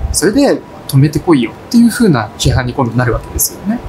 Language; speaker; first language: Japanese; early bilingual, other home language; Russian